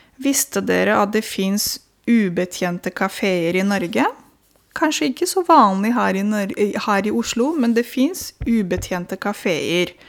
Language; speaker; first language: Norwegian; non-native, fluent; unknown